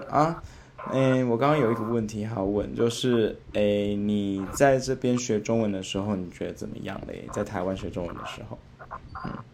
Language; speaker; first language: Chinese; native; Chinese